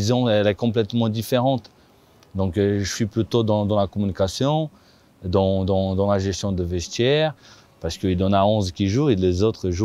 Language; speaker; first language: French; non-native, fluent; Portuguese